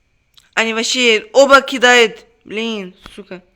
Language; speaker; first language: Russian; non-native, local second language; Uzbek